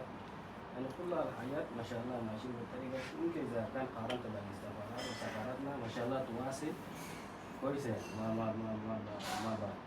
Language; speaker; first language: Arabic; native; Arabic